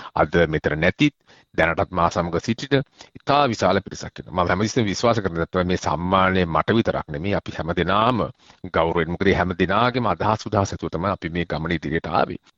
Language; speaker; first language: Sinhala; native; Sinhala